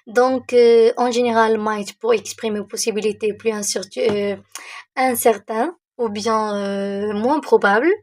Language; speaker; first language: French; non-native, local second language; Arabic